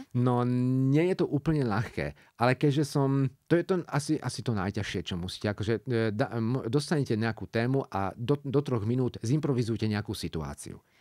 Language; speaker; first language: Slovak; non-native, local second language; Hungarian